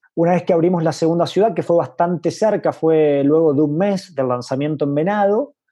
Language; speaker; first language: Spanish; native; Spanish